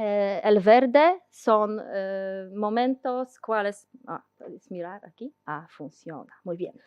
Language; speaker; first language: Spanish; non-native, learner; Polish